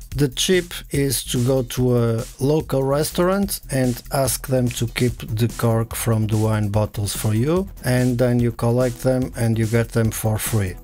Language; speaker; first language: English; non-native, fluent; Portuguese